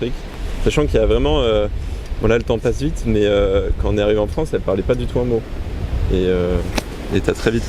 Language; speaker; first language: French; native; French